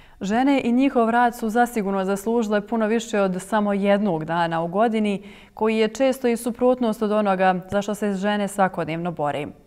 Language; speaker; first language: Croatian; native; Croatian